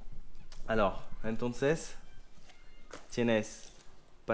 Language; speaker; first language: Spanish; non-native, learner; French